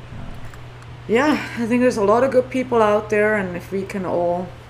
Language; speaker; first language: English; non-native, fluent; Swiss German